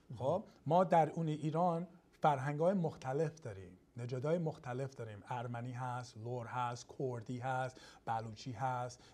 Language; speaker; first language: Persian; early bilingual, other home language; English